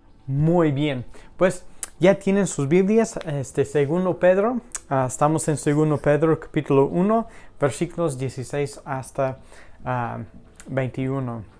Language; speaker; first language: Spanish; non-native, fluent; English